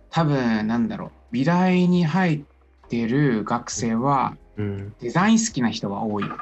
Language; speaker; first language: Japanese; non-native, fluent; Chinese